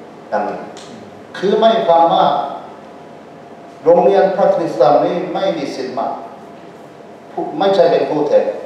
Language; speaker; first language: Thai; non-native, fluent; Korean